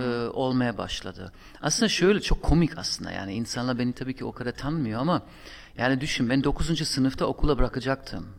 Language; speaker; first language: Turkish; non-native, fluent; German